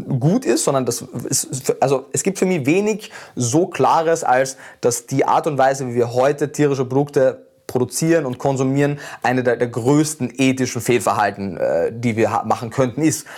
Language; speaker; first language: German; native; German